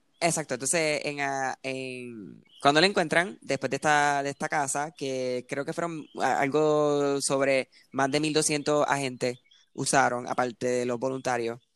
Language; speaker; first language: Spanish; early bilingual, heritage; Spanish